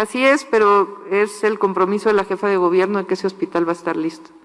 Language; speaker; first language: Spanish; native; Spanish